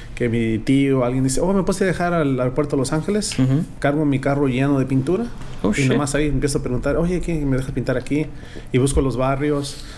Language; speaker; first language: Spanish; early bilingual, heritage; Spanish